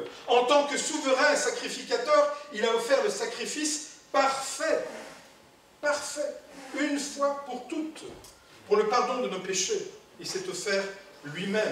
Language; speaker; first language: French; native; French